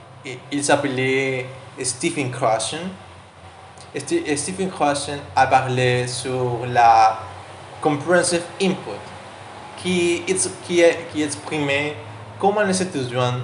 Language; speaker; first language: French; non-native, learner; Spanish